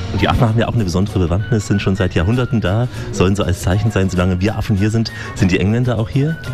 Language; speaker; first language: German; native; German